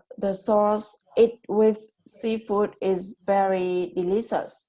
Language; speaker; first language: English; non-native, learner; Vietnamese